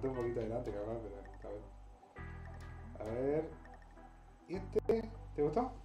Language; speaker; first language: Spanish; native; Spanish